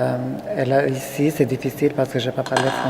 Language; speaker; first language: French; non-native, learner; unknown